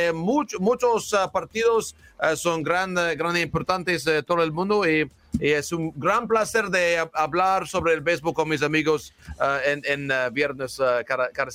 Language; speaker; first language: Spanish; non-native, learner; English